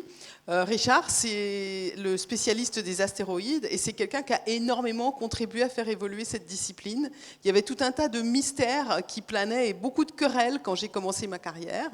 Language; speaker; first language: French; native; French